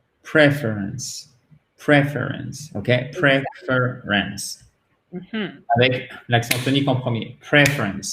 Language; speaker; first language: French; native; French